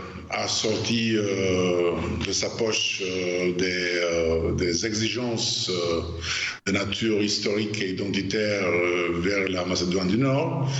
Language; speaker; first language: French; non-native, fluent; Albanian